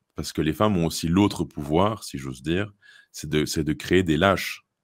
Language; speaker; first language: French; native; French